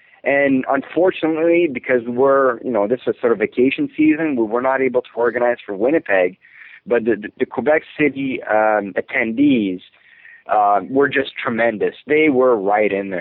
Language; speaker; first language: English; non-native, fluent; French